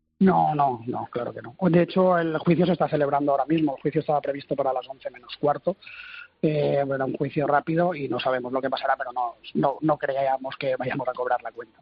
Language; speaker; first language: Spanish; native; Spanish